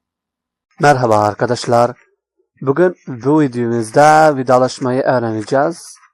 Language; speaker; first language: Turkish; non-native, fluent; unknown